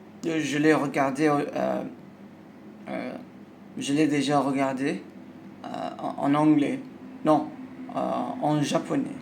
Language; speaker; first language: French; non-native, learner; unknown